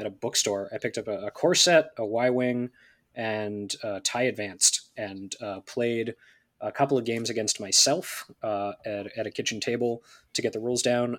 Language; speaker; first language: English; native; English